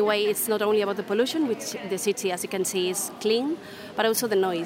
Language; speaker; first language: English; non-native, fluent; Spanish